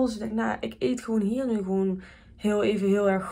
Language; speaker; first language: Dutch; native; Dutch